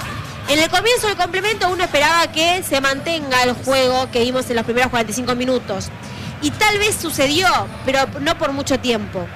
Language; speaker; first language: Spanish; native; Spanish